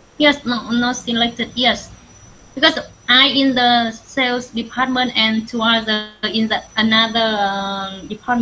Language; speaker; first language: English; non-native, learner; Vietnamese